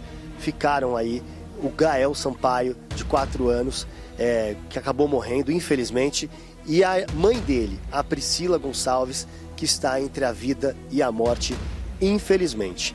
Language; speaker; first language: Portuguese; native; Portuguese